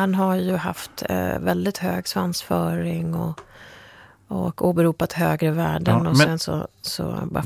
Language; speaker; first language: Swedish; early bilingual, other home language; Kurdish